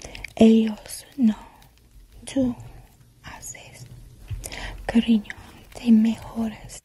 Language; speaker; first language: Spanish; non-native, learner; English